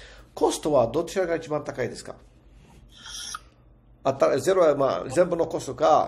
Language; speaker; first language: Japanese; non-native, fluent; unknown